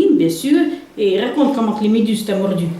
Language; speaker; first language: French; early bilingual, heritage; Russian